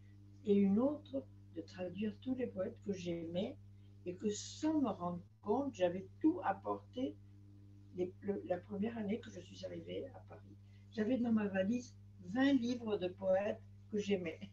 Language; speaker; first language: French; non-native, fluent; Spanish